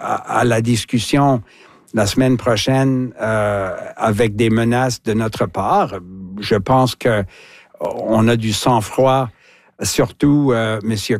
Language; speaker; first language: French; native; French